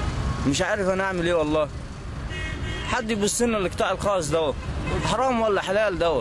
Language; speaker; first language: Arabic; native; Arabic